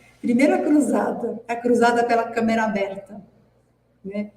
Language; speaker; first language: Portuguese; native; Portuguese